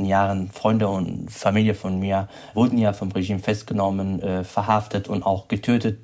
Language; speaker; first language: German; non-native, fluent; Kurdish